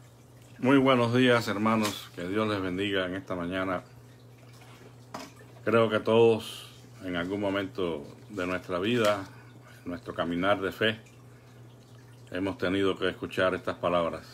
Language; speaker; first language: Spanish; native; Spanish